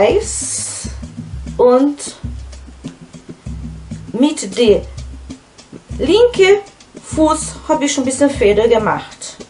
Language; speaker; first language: German; non-native, fluent; Portuguese